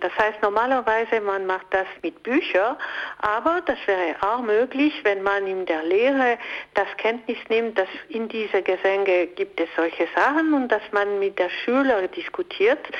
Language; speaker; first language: German; non-native, local second language; French